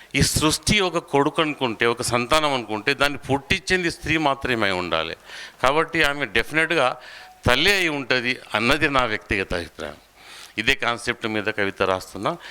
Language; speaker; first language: Telugu; non-native, local second language; Urdu